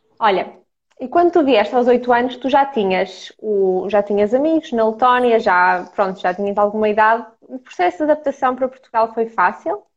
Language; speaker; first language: Portuguese; early bilingual, other home language; Ukrainian